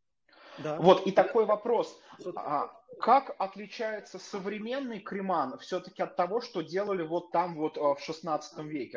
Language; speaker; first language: Russian; native; Russian